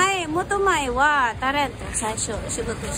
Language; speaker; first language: Japanese; non-native, learner; Filipino